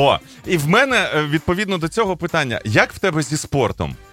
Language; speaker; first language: Ukrainian; native; Ukrainian